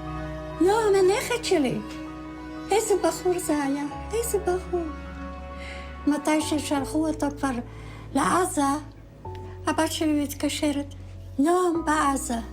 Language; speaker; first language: Hebrew; non-native, fluent; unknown